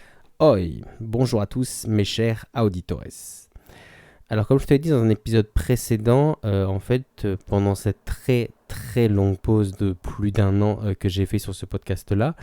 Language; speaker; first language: French; native; French